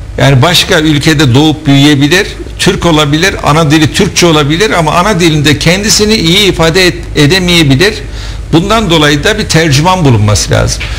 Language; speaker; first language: Turkish; native; Turkish